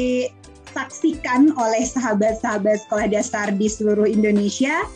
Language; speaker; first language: Indonesian; native; Indonesian